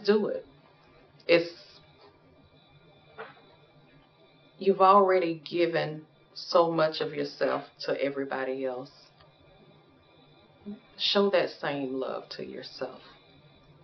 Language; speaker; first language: English; native; English